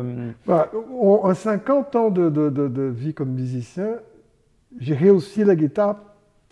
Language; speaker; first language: French; non-native, fluent; Portuguese